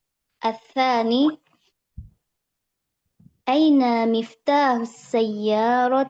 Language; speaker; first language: Arabic; non-native, learner; Indonesian